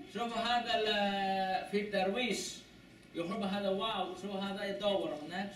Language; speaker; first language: Arabic; non-native, learner; Chinese